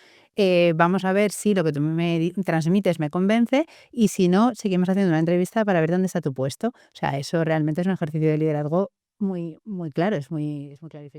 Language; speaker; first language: Spanish; native; Spanish